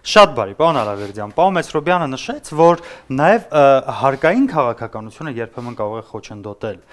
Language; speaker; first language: Armenian; native; Armenian